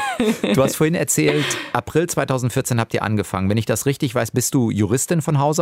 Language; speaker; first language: German; native; German